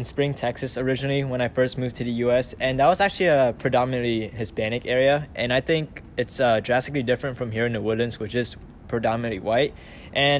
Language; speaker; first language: English; early bilingual, other home language; Vietnamese